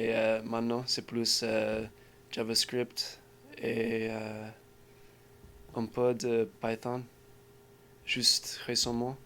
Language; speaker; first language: French; non-native, learner; English